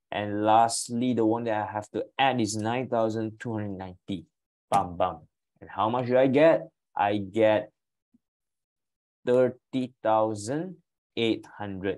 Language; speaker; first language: English; non-native, local second language; Chinese